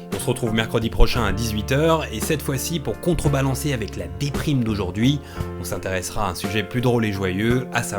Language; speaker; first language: French; native; French